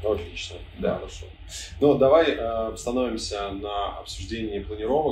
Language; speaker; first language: Russian; native; Russian